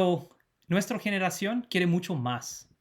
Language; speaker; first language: Spanish; non-native, fluent; English